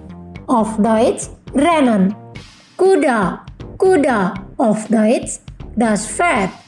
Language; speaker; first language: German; non-native, fluent; Indonesian